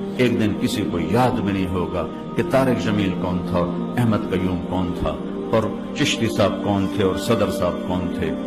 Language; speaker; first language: Urdu; non-native, local second language; Punjabi